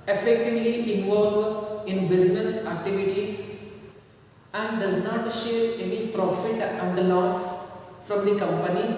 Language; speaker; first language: English; non-native, local second language; Kannada